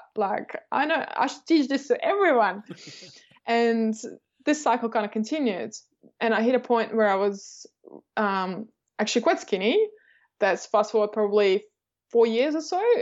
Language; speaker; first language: English; early bilingual, other home language; Russian